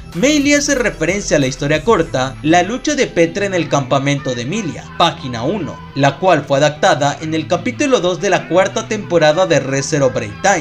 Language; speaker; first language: Spanish; native; Spanish